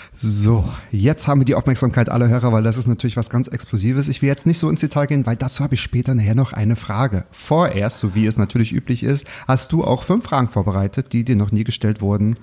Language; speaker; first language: German; native; German